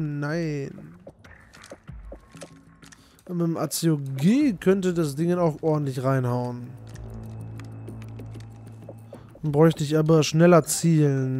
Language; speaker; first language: German; native; German